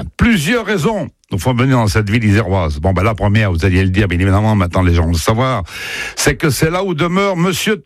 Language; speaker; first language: French; native; French